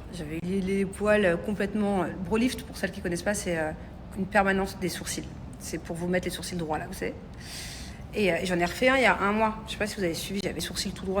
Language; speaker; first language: French; native; French